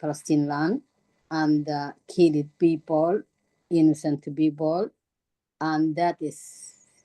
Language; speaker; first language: English; non-native, learner; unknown